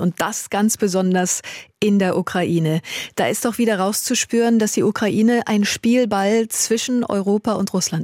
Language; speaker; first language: German; native; German